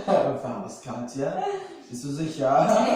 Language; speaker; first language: German; non-native, fluent; Portuguese